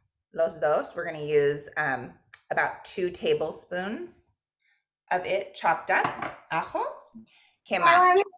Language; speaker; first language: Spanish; non-native, fluent; English